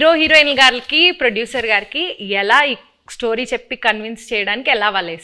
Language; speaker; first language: Telugu; native; Telugu